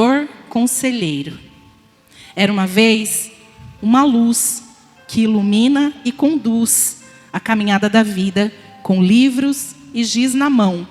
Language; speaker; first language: Portuguese; native; Portuguese